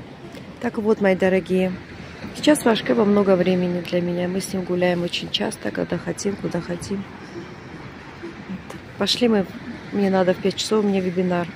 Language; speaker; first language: Russian; native; Russian